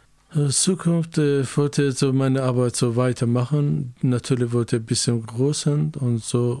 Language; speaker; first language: German; non-native, learner; Azerbaijani